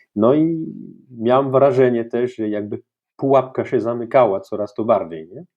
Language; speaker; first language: Polish; non-native, fluent; French